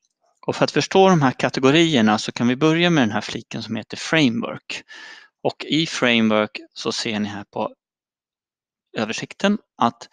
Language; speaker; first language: Swedish; native; Swedish